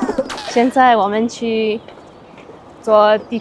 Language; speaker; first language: Chinese; non-native, learner; English